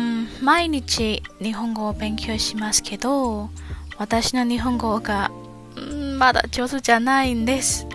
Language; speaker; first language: Japanese; non-native, learner; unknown